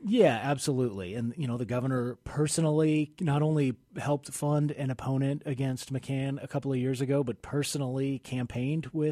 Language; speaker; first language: English; native; English